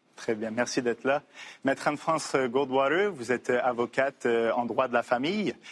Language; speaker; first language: French; native; French